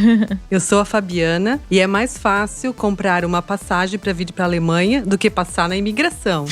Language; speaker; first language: Portuguese; native; Portuguese